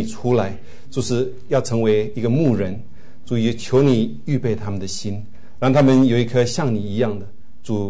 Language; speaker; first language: Chinese; native; Chinese